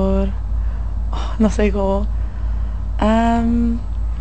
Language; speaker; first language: Spanish; non-native, fluent; English